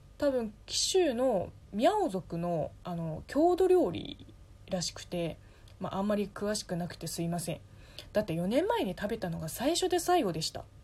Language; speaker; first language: Japanese; non-native, fluent; Chinese